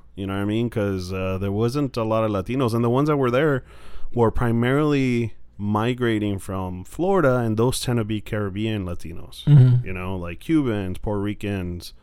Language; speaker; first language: English; non-native, fluent; Spanish